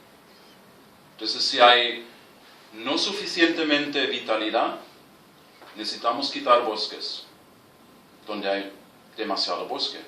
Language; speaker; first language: Spanish; non-native, fluent; German